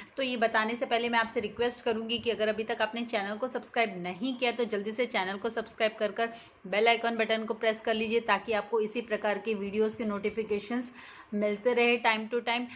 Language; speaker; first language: Hindi; non-native, local second language; Marathi